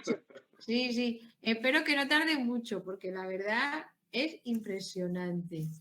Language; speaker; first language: Spanish; native; Spanish